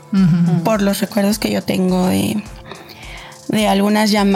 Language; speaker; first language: Spanish; native; Spanish